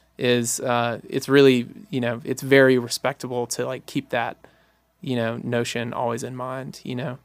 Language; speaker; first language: English; native; English